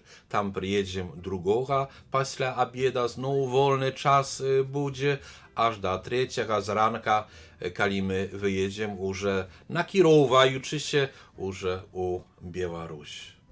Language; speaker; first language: Polish; non-native, learner; Belarusian